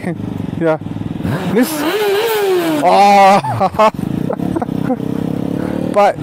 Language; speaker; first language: German; non-native, learner; Telugu